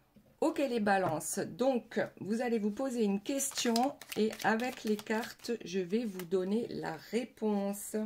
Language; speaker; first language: French; native; French